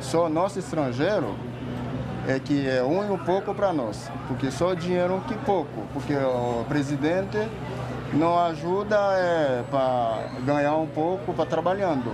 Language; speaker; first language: Portuguese; non-native, learner; Haitian Creole